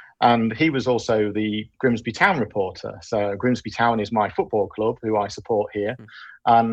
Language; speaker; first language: English; native; English